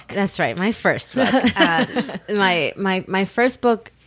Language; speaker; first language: English; early bilingual, other home language; Spanish